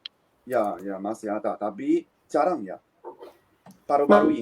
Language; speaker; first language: Indonesian; non-native, learner; Chinese